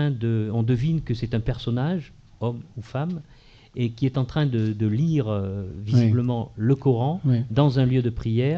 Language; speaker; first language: French; native; French